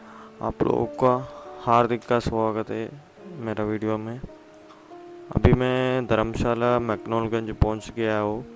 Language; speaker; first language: Hindi; non-native, local second language; Malayalam